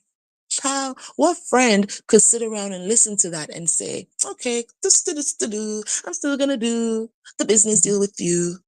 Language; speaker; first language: English; native; English